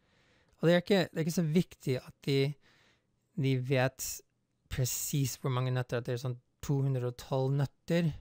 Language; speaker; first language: Norwegian; non-native, fluent; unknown